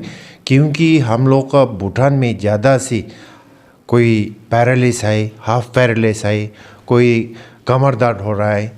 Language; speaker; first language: Hindi; non-native, fluent; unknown